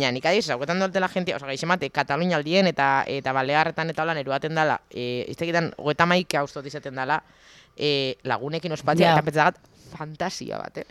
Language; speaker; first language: Basque; native; Basque